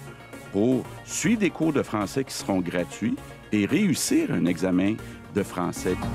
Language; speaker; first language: French; native; French